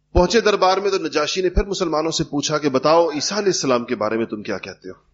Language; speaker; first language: Urdu; native; Urdu